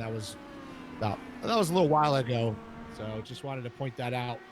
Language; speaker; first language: English; native; English